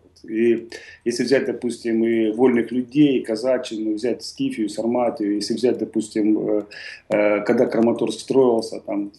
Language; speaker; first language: Russian; native; Russian